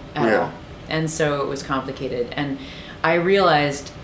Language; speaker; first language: English; native; English